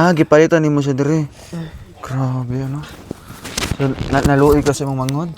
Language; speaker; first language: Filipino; non-native, local second language; Cebuano